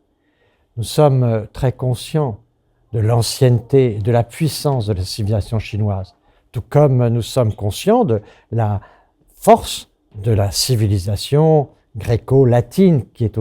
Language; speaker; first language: French; native; French